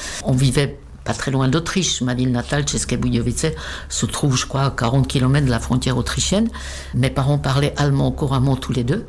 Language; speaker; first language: French; non-native, fluent; Czech